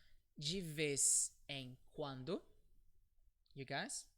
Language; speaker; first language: Portuguese; non-native, fluent; English